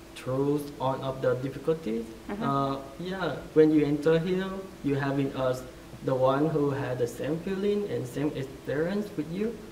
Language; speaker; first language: English; non-native, fluent; Vietnamese